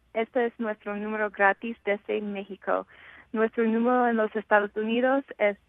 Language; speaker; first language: Spanish; non-native, fluent; English